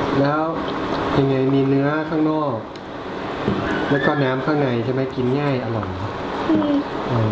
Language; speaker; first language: Thai; native; Thai